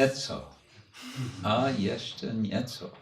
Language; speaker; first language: Czech; non-native, learner; English